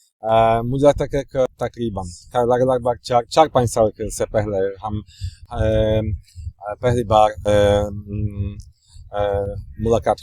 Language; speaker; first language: Hindi; non-native, learner; Polish